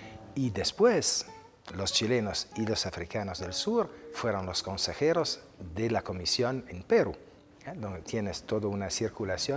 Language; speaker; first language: Spanish; non-native, fluent; Italian